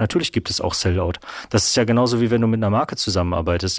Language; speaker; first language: German; native; German